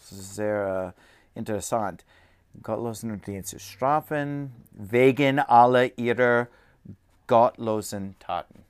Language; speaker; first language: German; non-native, learner; English